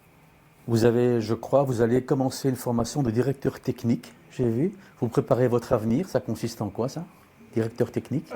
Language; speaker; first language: French; native; French